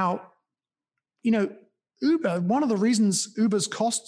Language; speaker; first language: English; native; English